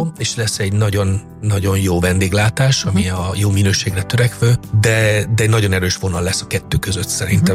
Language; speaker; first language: Hungarian; non-native, fluent; Italian